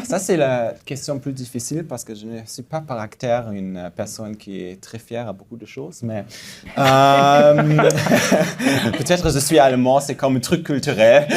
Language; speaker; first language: French; non-native, fluent; German